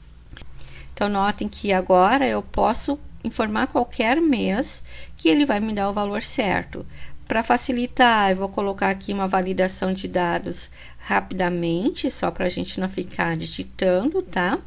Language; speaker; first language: Portuguese; native; Portuguese